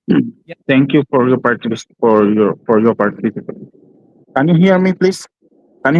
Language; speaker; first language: English; non-native, learner; Spanish